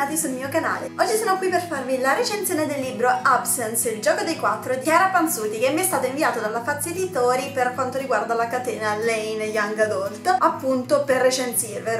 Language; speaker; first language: Italian; native; Italian